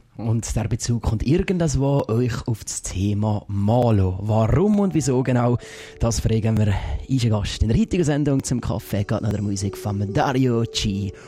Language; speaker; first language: German; native; German